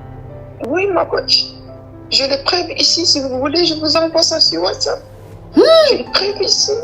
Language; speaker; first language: French; non-native, learner; Arabic